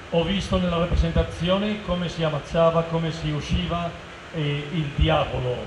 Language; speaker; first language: Italian; non-native, fluent; Spanish